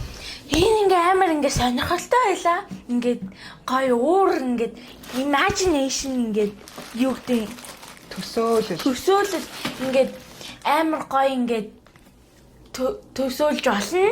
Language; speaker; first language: Mongolian; early bilingual, heritage; Mongolian